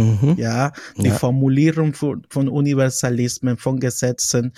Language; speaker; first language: German; non-native, fluent; Spanish